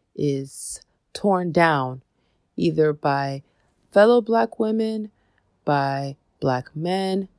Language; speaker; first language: English; native; English